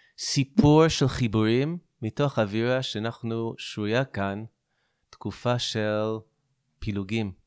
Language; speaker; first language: Hebrew; non-native, fluent; English